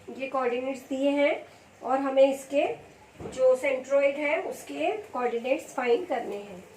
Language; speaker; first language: Hindi; non-native, local second language; Marathi